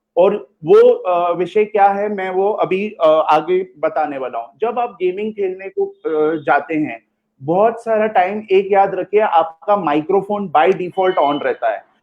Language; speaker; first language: Hindi; non-native, local second language; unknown